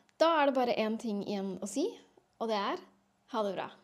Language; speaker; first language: Norwegian; native; Norwegian